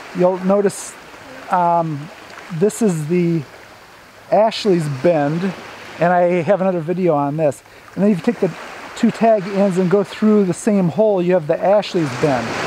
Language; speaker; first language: English; native; English